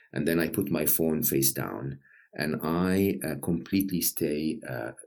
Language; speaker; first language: English; non-native, fluent; Arabic